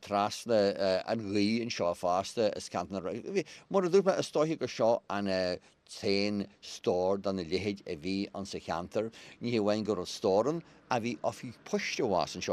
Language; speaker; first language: Irish; native; Irish